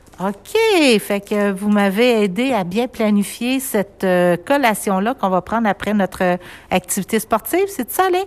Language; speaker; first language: French; native; French